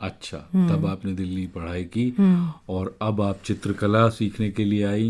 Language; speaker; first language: Hindi; native; Hindi